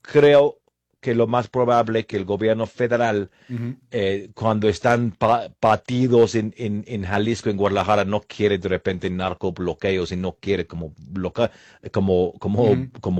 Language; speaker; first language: Spanish; non-native, fluent; English